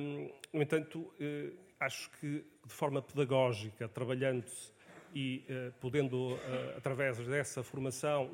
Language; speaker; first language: Portuguese; native; Portuguese